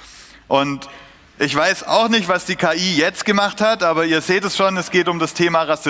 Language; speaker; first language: German; native; German